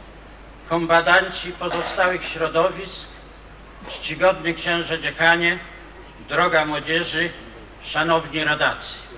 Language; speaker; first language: Polish; native; Polish